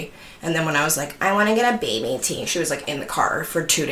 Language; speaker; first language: English; native; English